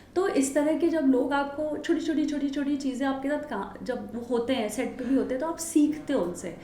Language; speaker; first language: Hindi; native; Hindi